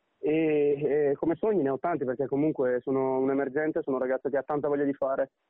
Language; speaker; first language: Italian; early bilingual, other home language; Amharic